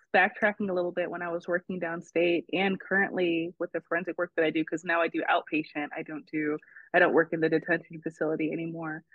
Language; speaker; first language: English; native; English